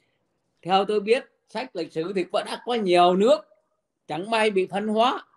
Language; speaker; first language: Vietnamese; native; Vietnamese